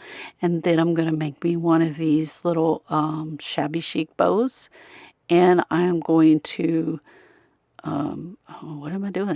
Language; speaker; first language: English; native; English